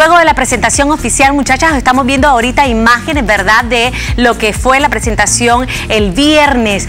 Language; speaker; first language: Spanish; native; Spanish